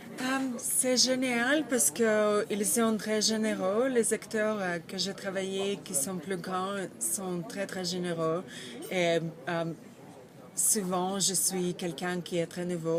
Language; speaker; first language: French; non-native, learner; Russian